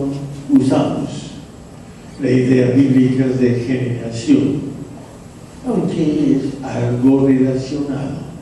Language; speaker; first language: Spanish; non-native, fluent; English